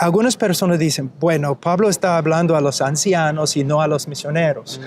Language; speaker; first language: Spanish; non-native, fluent; English